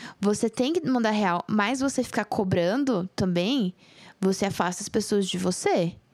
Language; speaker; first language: Portuguese; native; Portuguese